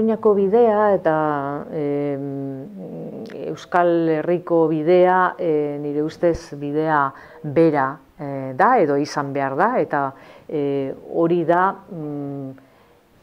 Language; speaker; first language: Basque; non-native, local second language; Spanish